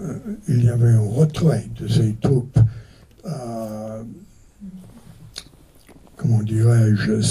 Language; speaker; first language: French; non-native, fluent; English